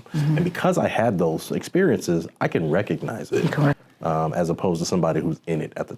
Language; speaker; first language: English; native; English